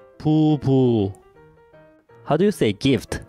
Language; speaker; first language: English; non-native, fluent; Korean